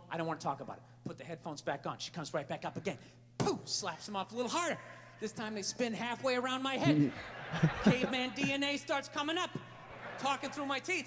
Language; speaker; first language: English; native; English